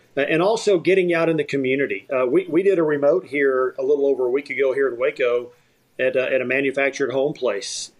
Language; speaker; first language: English; native; English